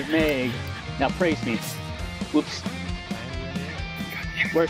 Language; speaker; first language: English; native; English